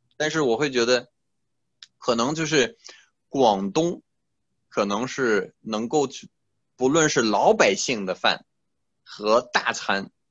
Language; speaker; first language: Chinese; non-native, fluent; French